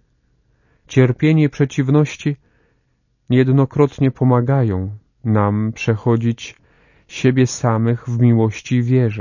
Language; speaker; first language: Polish; native; Polish